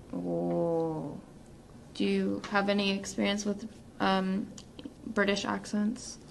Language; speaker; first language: English; native; English